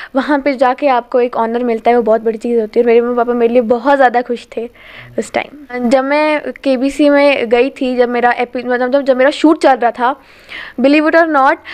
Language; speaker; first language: Hindi; native; Hindi